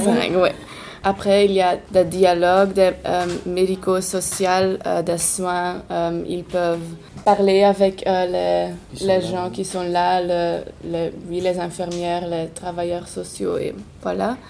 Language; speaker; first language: French; non-native, local second language; Dutch